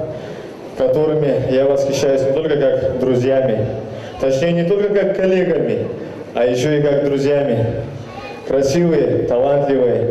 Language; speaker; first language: Russian; non-native, local second language; Karachay-Balkar